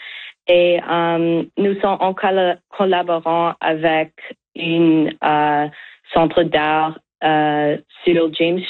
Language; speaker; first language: French; non-native, learner; English